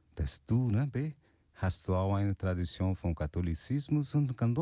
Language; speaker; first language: German; non-native, learner; Portuguese